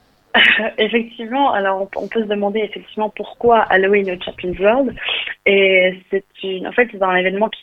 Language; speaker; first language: French; native; French